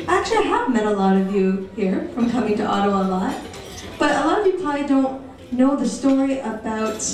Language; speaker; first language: English; early bilingual, other home language; Greek